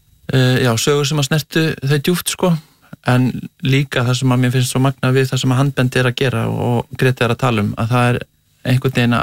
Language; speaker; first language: Icelandic; native; Icelandic